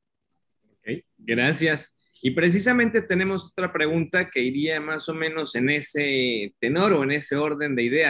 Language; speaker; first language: Spanish; native; Spanish